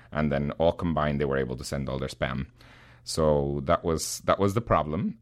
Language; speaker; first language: English; non-native, fluent; Spanish